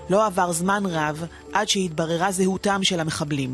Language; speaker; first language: Hebrew; native; Hebrew